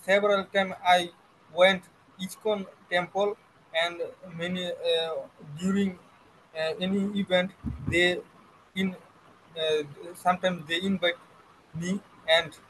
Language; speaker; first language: English; non-native, learner; Bangla